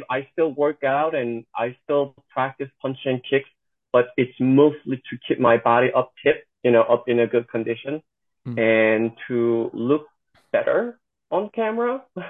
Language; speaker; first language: English; non-native, fluent; Korean